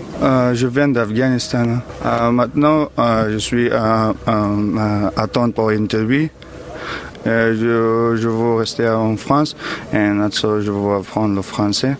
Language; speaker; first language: French; non-native, learner; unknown